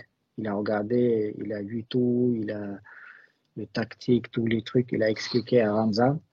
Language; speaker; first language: French; non-native, learner; Russian